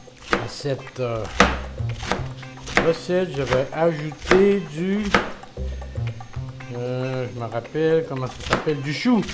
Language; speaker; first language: French; non-native, fluent; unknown